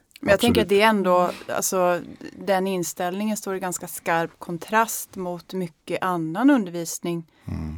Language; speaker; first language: Swedish; native; Swedish